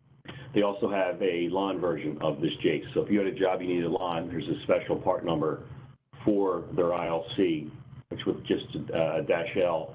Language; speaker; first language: English; native; English